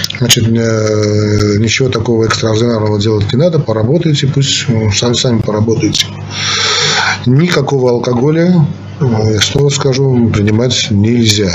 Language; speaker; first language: Russian; non-native, local second language; Armenian